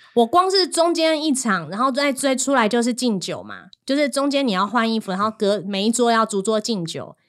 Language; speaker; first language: Chinese; native; Chinese